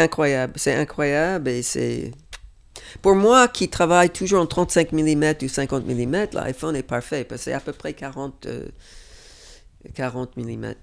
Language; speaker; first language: French; non-native, fluent; English